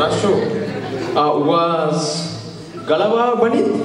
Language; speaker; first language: Russian; non-native, learner; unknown